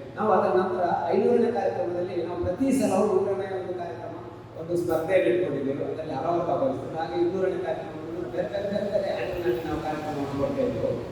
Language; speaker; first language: Kannada; non-native, local second language; Tulu